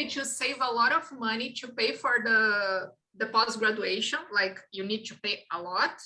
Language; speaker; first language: English; non-native, fluent; Portuguese